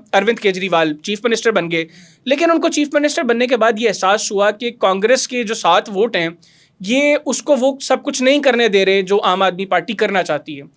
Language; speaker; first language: Urdu; non-native, local second language; Pashto